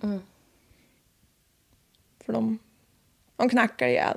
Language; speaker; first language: Swedish; native; Swedish